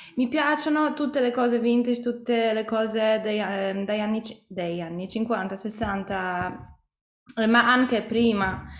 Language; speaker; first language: Italian; non-native, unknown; Polish